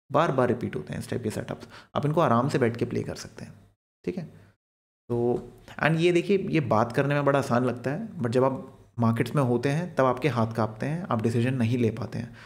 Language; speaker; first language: Hindi; native; Hindi